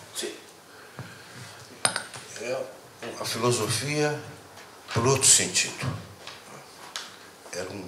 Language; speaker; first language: Italian; non-native, learner; Portuguese